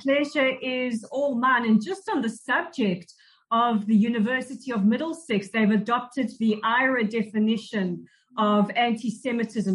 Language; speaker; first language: English; native; English